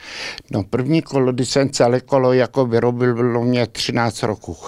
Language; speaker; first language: Czech; early bilingual, heritage; Czech